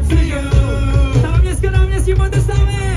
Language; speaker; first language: Czech; native; Czech